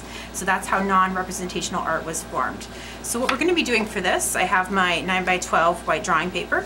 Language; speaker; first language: English; native; English